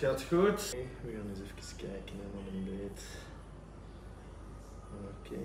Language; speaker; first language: Dutch; native; Dutch